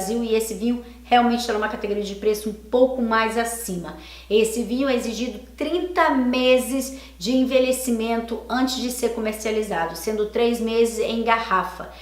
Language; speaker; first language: Portuguese; native; Portuguese